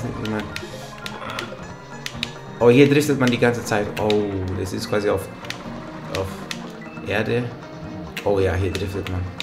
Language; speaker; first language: German; native; German